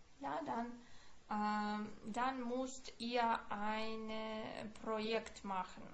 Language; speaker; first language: German; non-native, fluent; Ukrainian